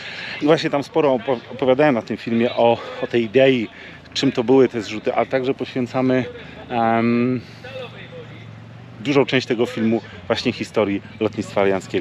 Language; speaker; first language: Polish; native; Polish